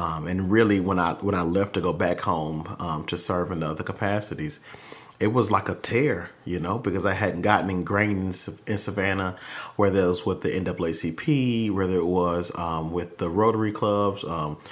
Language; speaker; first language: English; native; English